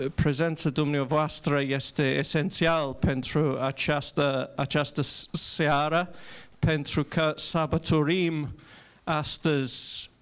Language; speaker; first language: Romanian; non-native, learner; English